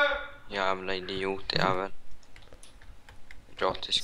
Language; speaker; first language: Swedish; native; Swedish